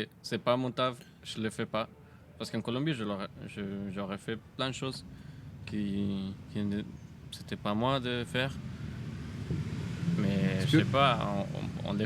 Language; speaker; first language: French; non-native, fluent; Spanish